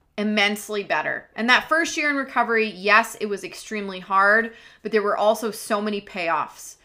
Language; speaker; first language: English; native; English